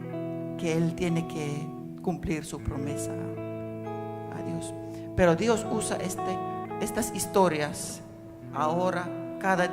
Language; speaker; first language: Spanish; non-native, fluent; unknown